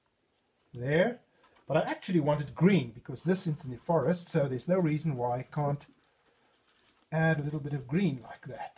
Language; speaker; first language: English; non-native, fluent; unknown